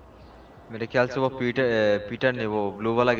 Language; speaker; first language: Hindi; native; Hindi